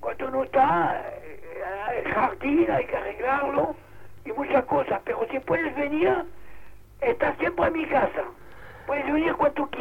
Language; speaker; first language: Spanish; non-native, local second language; Catalan